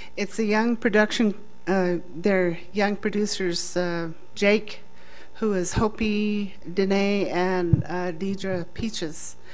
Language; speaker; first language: English; native; English